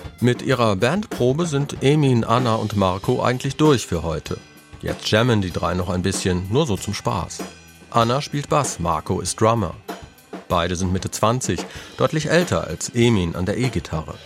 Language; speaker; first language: German; native; German